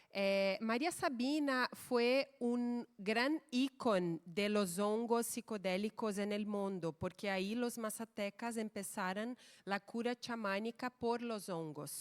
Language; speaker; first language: Spanish; non-native, fluent; Portuguese